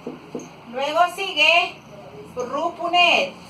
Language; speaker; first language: Spanish; non-native, local second language; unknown